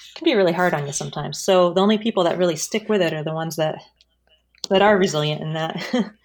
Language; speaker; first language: English; native; English